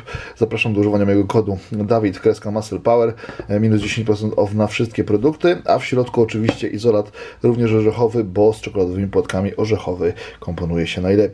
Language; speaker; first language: Polish; native; Polish